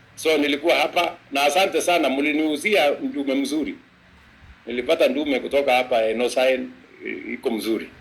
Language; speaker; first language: Swahili; non-native, local second language; Kalenjin